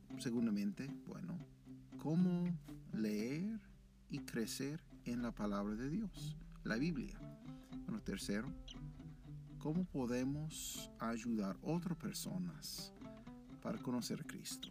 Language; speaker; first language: Spanish; non-native, fluent; English